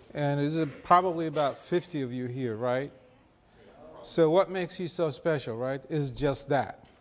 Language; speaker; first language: English; non-native, fluent; Arabic